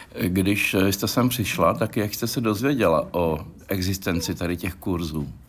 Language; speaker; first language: Czech; native; Czech